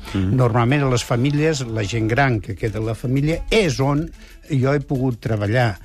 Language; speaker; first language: Catalan; native; Catalan